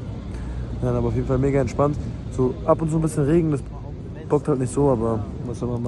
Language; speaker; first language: German; native; German